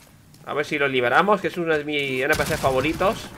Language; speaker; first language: Spanish; native; Spanish